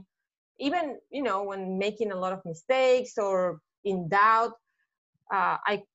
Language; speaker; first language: English; non-native, fluent; Spanish